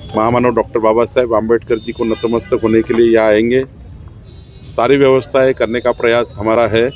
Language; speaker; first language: Hindi; non-native, local second language; Marathi